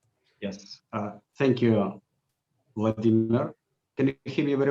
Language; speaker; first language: English; non-native, fluent; Russian